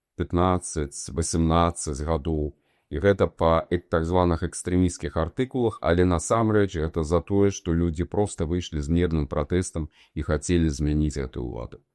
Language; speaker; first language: Belarusian; non-native, local second language; Russian